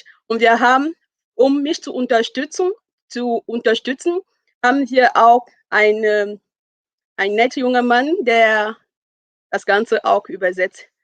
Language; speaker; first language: German; non-native, fluent; French